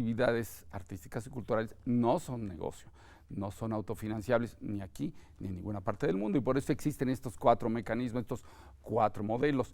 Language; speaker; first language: Spanish; native; Spanish